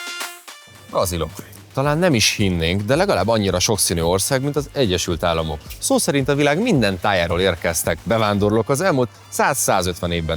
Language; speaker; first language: Hungarian; native; Hungarian